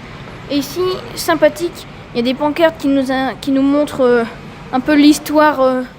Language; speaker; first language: French; native; French